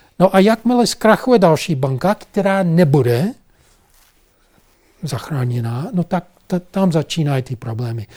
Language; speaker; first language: Czech; non-native, fluent; English